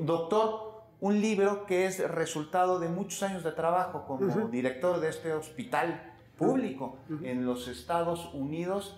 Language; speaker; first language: Spanish; native; Spanish